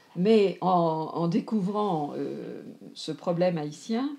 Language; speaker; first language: French; native; French